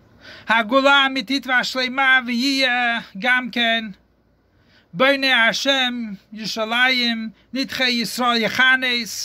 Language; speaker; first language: Hebrew; non-native, fluent; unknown